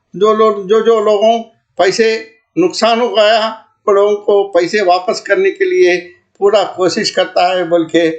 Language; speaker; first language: Hindi; non-native, local second language; Telugu